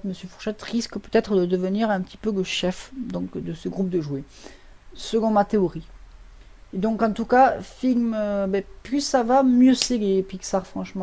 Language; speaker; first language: French; native; French